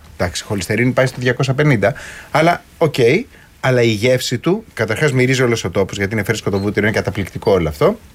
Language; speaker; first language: Greek; native; Greek